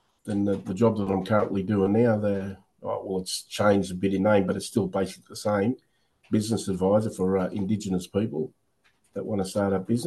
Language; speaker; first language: English; native; English